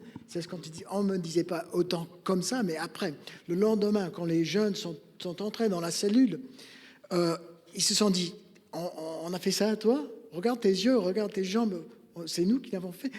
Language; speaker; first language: French; non-native, fluent; English